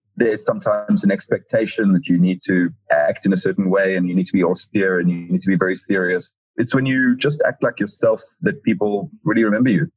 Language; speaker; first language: English; native; English